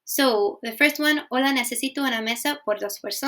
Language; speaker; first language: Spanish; non-native, fluent; English